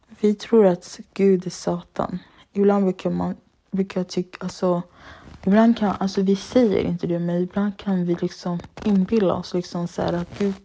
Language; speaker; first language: Swedish; early bilingual, other home language; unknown